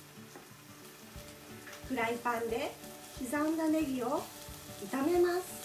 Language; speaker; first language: Japanese; native; Japanese